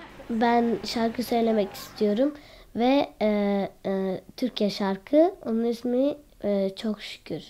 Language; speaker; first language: Turkish; early bilingual, other home language; Arabic